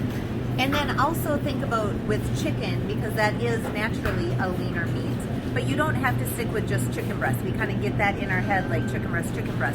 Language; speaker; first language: English; native; English